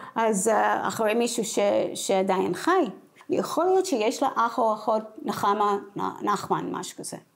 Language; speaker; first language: Hebrew; non-native, fluent; English